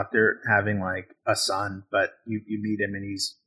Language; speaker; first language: English; native; English